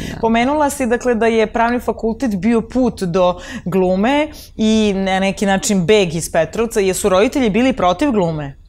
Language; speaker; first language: Serbian; native; Serbian